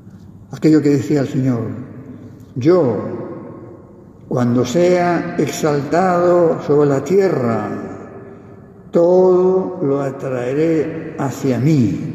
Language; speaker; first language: Spanish; native; Spanish